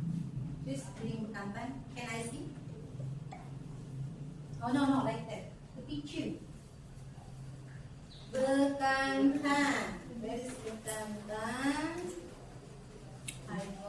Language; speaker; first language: English; non-native, learner; Indonesian